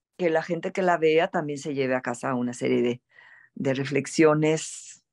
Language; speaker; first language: Spanish; native; Spanish